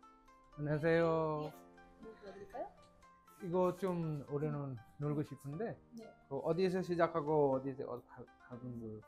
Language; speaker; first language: Korean; non-native, learner; Bangla